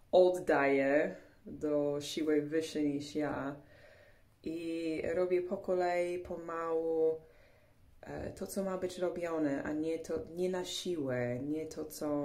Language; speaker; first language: Polish; early bilingual, heritage; English